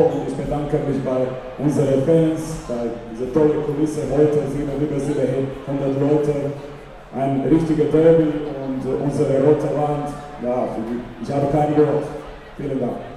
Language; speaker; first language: German; non-native, fluent; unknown